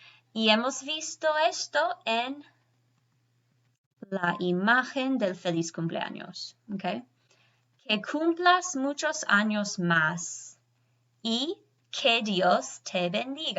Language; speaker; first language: Spanish; non-native, fluent; English